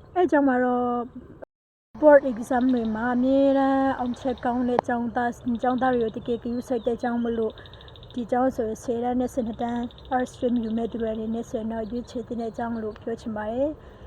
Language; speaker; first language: Burmese; non-native, local second language; Mizo